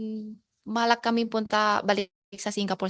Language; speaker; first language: Filipino; non-native, learner; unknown